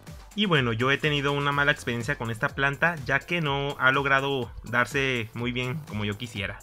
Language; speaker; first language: Spanish; native; Spanish